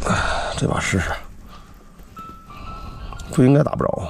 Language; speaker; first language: Chinese; native; Chinese